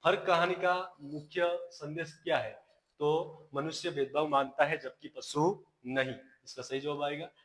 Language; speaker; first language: Hindi; non-native, local second language; Gujarati